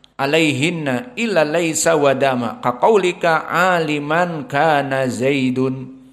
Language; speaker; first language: Arabic; non-native, fluent; Indonesian